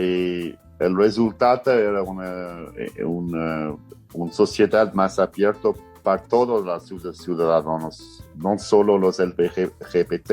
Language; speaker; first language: Spanish; non-native, fluent; English